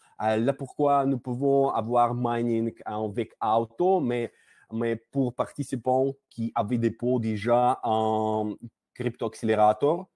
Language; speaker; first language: French; non-native, learner; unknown